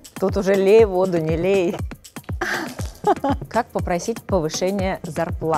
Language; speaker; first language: Russian; native; Russian